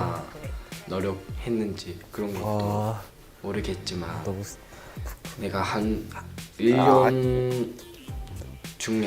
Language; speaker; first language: Korean; non-native, learner; Japanese